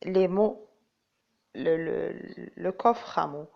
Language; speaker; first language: French; non-native, local second language; Arabic